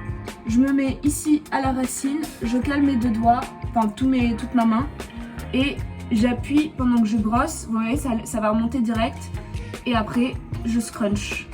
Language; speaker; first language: French; native; French